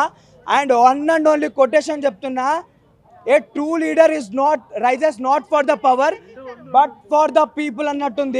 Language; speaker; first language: Telugu; native; Telugu